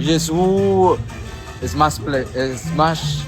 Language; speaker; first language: French; non-native, learner; Spanish